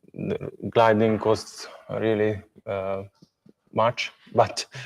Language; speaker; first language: English; non-native, learner; Hungarian